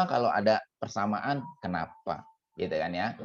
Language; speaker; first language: Indonesian; native; Indonesian